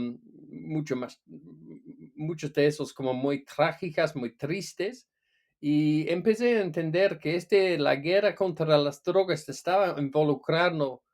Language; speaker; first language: Spanish; non-native, fluent; English